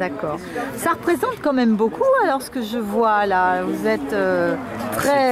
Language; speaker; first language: French; native; French